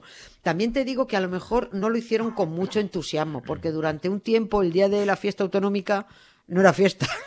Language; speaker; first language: Spanish; native; Spanish